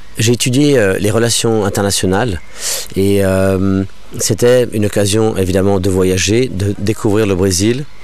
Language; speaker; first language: French; non-native, local second language; English